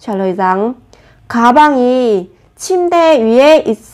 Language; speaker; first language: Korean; non-native, fluent; Vietnamese